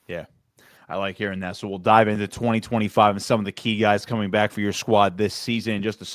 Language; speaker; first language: English; native; English